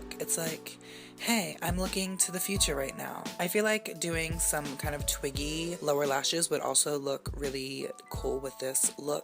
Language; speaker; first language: English; native; English